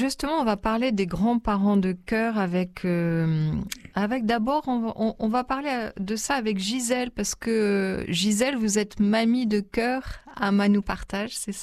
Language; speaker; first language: French; native; French